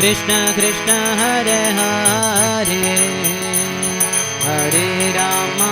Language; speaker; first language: Hindi; native; Hindi